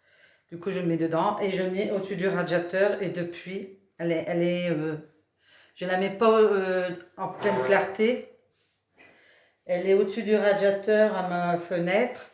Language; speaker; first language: French; native; French